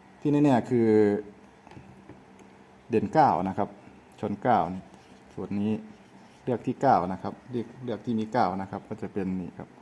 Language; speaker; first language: Thai; native; Thai